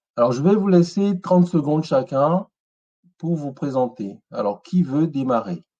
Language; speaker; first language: French; non-native, local second language; Ewe